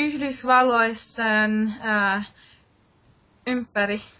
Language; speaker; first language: Finnish; non-native, learner; English